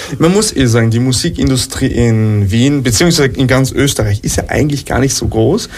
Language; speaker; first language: German; native; German